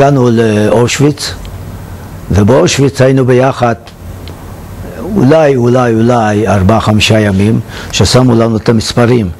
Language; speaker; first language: Hebrew; non-native, fluent; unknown